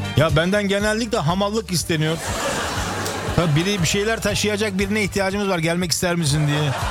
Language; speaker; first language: Turkish; early bilingual, heritage; Turkish